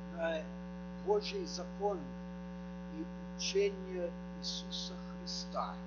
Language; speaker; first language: Russian; early bilingual, heritage; Russian